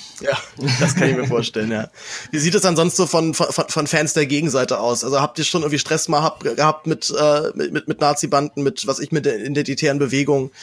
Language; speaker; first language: German; native; German